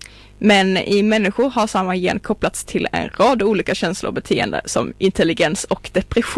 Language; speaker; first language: Swedish; native; Swedish